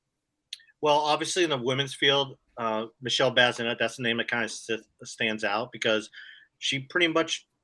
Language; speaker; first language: English; native; English